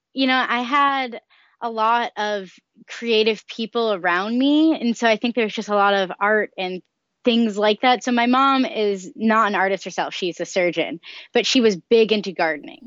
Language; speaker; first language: English; native; English